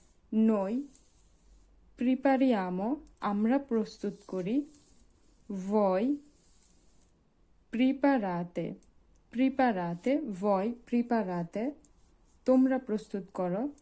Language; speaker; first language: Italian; non-native, fluent; Bangla